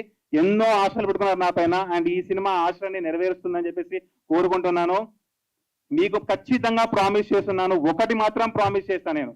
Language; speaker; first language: Telugu; native; Telugu